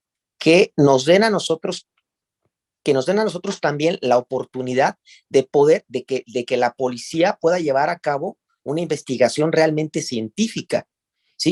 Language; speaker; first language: Spanish; native; Spanish